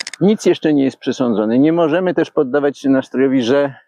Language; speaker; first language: Polish; native; Polish